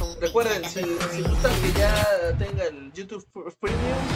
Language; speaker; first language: Spanish; native; Spanish